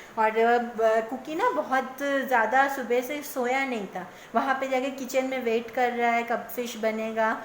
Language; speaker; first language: Hindi; non-native, local second language; Bangla